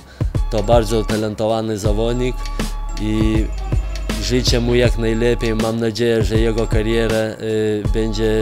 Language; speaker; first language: Polish; non-native, fluent; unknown